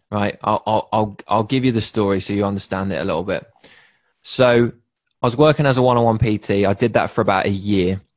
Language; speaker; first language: English; native; English